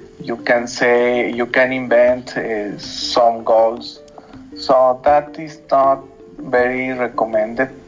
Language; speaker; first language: English; non-native, learner; Spanish